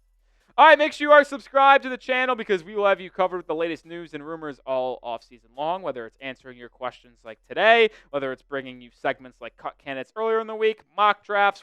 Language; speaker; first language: English; native; English